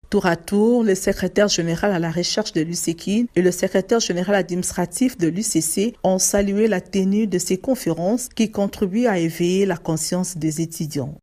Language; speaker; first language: French; native; French